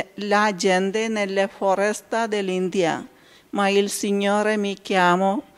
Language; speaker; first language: Italian; non-native, fluent; Malayalam